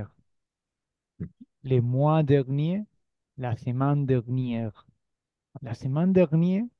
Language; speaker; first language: French; non-native, learner; Spanish